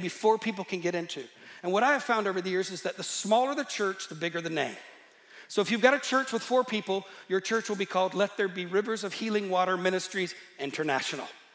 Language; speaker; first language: English; native; English